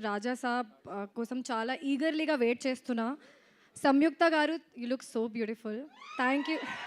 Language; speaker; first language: Telugu; non-native, local second language; Hindi